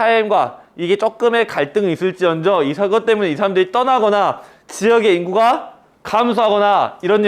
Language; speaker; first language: Korean; native; Korean